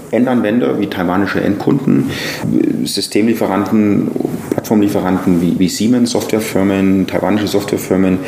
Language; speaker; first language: German; native; German